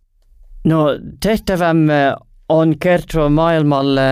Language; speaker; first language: Finnish; non-native, learner; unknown